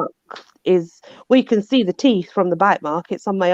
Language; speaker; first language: English; native; English